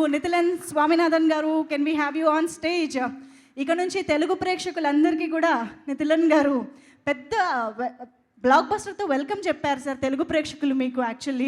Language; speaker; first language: Telugu; native; Telugu